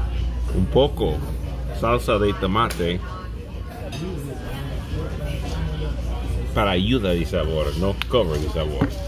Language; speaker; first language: Spanish; non-native, learner; English